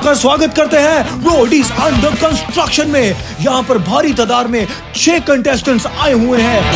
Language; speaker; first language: Hindi; native; Hindi